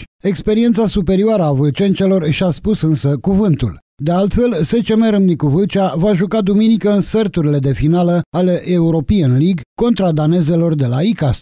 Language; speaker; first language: Romanian; native; Romanian